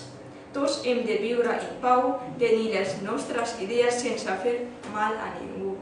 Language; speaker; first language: Catalan; early bilingual, other home language; Urdu